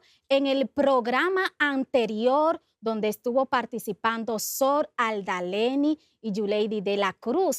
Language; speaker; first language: Spanish; native; Spanish